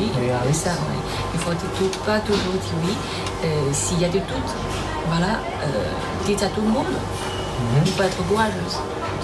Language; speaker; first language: French; non-native, learner; Chinese